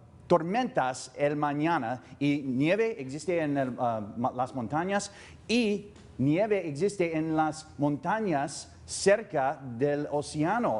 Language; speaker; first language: Spanish; non-native, learner; English